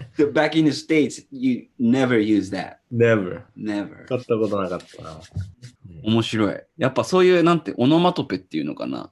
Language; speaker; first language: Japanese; native; Japanese